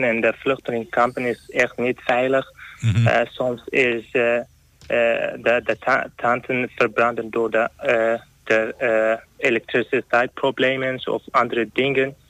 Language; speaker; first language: Dutch; non-native, learner; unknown